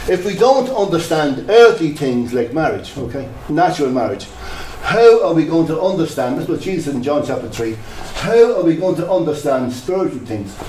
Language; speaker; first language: English; native; English